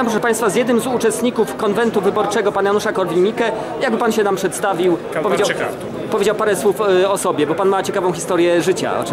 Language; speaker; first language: Polish; native; Polish